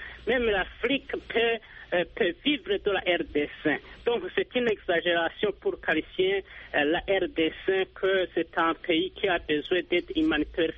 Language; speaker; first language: French; non-native, local second language; Rundi